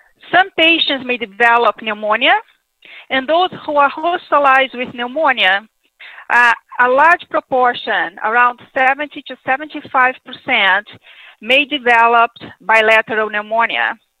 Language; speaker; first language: English; non-native, fluent; Portuguese